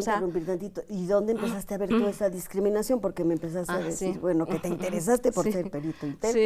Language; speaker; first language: Spanish; native; Spanish